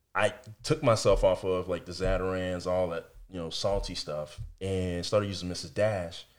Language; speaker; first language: English; early bilingual, other home language; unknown